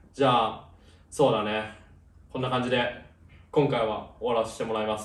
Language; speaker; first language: Japanese; native; Japanese